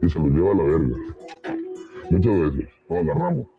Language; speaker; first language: Spanish; native; Spanish